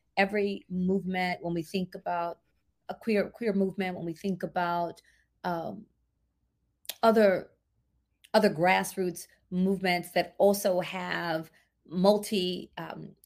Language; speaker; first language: English; native; English